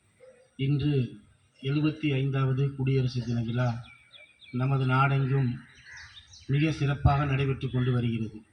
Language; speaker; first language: Tamil; native; Tamil